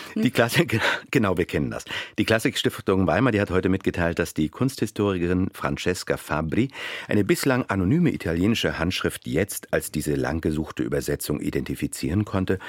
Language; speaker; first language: German; native; German